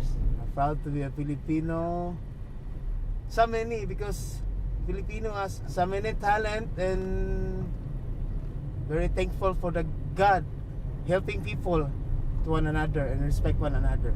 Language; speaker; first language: English; non-native, learner; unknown